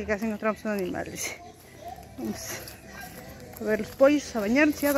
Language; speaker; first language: Spanish; native; Spanish